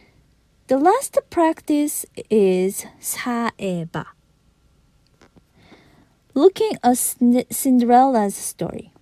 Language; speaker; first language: English; non-native, fluent; Japanese